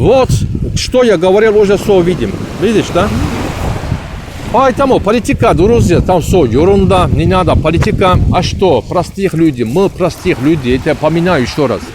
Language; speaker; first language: Russian; non-native, learner; Turkish